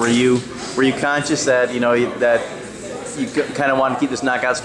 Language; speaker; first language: English; native; English